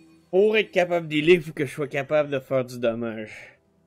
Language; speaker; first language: French; native; French